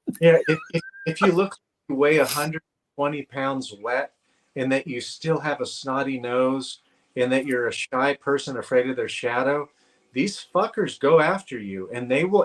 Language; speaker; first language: English; native; English